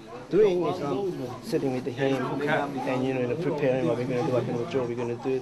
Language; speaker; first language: English; non-native, learner; Korean